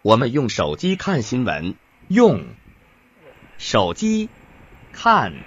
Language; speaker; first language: Chinese; non-native, learner; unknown